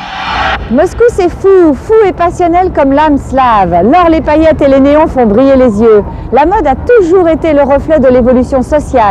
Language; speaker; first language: French; native; French